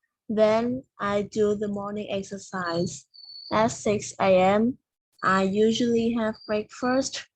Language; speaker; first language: English; non-native, learner; Vietnamese